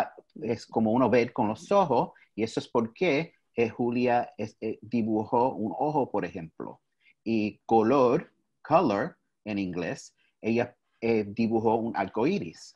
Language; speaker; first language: Spanish; early bilingual, heritage; English